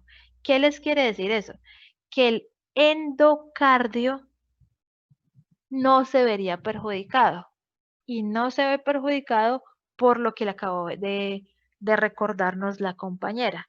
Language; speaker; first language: Spanish; native; Spanish